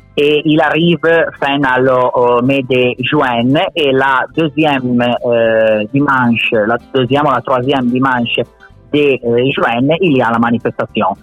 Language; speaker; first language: French; non-native, learner; Italian